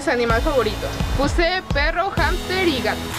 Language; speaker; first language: Spanish; native; Spanish